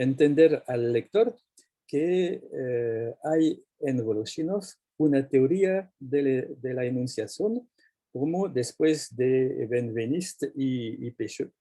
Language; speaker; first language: Spanish; non-native, fluent; French